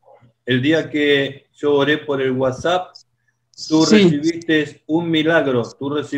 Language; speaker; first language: Spanish; non-native, fluent; Portuguese